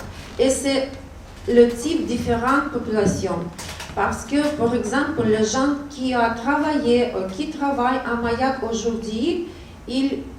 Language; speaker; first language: French; non-native, learner; Russian